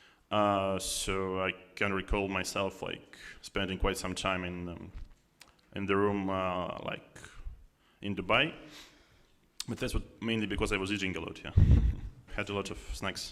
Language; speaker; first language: English; non-native, fluent; Russian